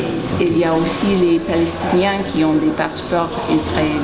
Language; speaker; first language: French; non-native, fluent; Arabic